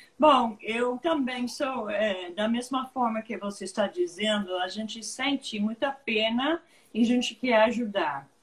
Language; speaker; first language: Portuguese; non-native, fluent; English